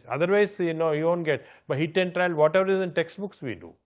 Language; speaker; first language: English; non-native, local second language; Telugu